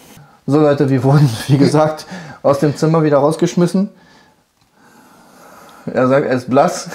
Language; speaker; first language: German; native; German